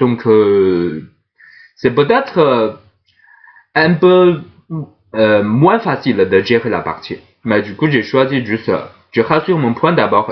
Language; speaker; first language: French; non-native, fluent; Chinese